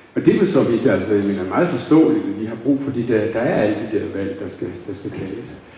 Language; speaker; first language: Danish; native; Danish